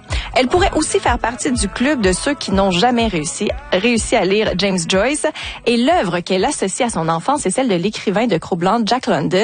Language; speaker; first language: French; native; French